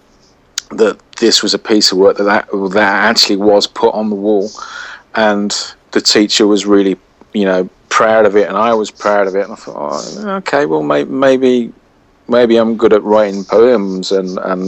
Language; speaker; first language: English; native; English